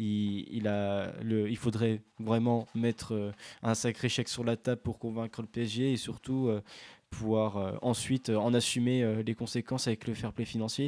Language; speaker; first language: French; native; French